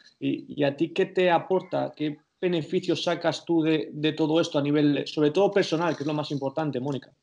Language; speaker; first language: Spanish; native; Spanish